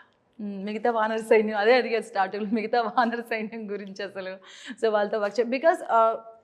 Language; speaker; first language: Telugu; native; Telugu